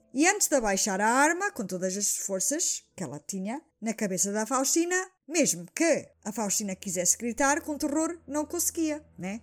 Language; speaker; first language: Portuguese; early bilingual, heritage; Portuguese